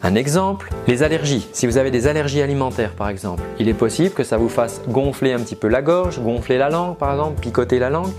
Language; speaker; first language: French; native; French